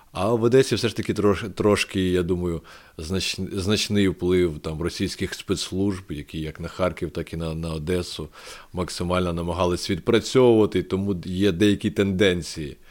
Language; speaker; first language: Ukrainian; non-native, local second language; Russian